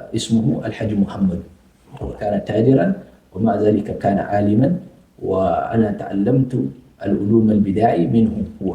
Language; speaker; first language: Arabic; non-native, fluent; Fula